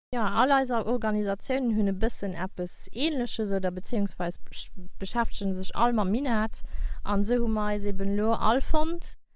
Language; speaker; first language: Luxembourgish; early bilingual, heritage; Luxembourgish